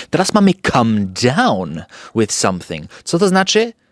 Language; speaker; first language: English; early bilingual, other home language; Polish